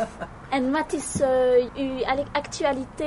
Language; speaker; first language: Dutch; non-native, local second language; French